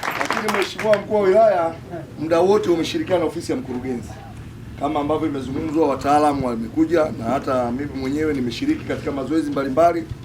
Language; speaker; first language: Swahili; native; Swahili